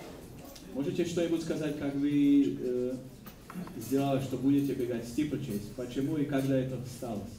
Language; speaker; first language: Russian; non-native, learner; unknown